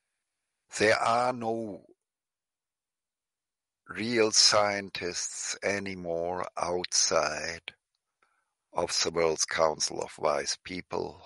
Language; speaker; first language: English; non-native, fluent; German